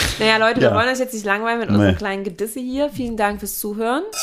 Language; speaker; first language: German; native; German